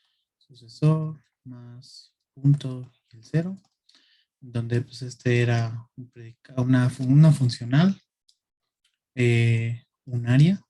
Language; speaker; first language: Spanish; native; Spanish